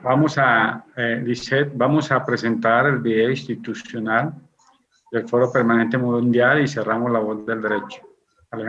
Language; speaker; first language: Spanish; native; Spanish